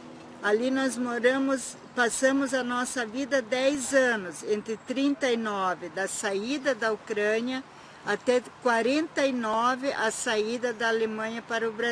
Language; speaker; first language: Portuguese; early bilingual, other home language; Ukrainian